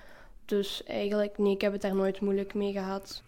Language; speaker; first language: Dutch; native; Dutch